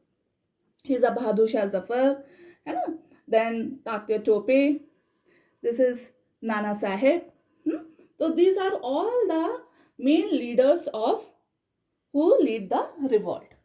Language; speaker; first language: English; non-native, local second language; Hindi